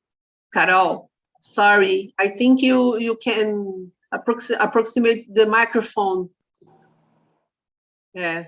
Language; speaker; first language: English; non-native, fluent; Portuguese